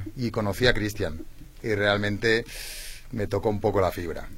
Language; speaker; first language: Spanish; native; Spanish